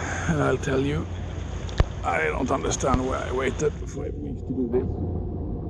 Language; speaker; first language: English; non-native, fluent; Swedish